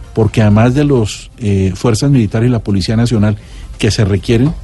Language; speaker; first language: Spanish; native; Spanish